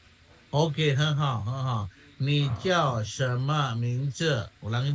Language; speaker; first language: Chinese; non-native, fluent; Indonesian